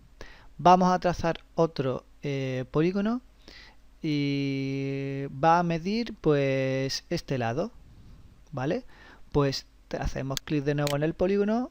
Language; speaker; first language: Spanish; native; Spanish